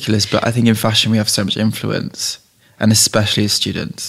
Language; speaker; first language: English; native; English